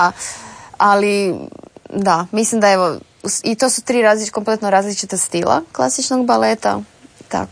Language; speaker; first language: Serbian; native; Serbian